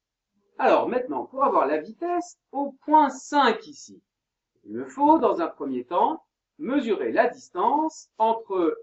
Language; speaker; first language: French; native; French